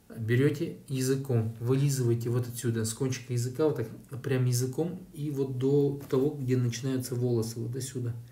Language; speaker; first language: Russian; native; Russian